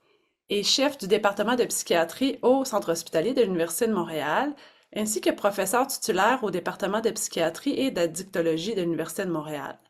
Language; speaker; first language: French; native; French